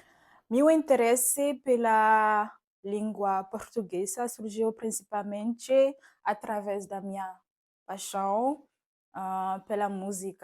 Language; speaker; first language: Portuguese; non-native, learner; Fon